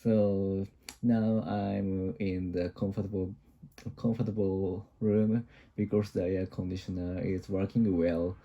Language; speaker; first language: English; non-native, learner; Japanese